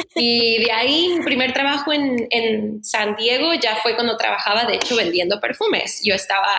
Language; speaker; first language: Spanish; native; Spanish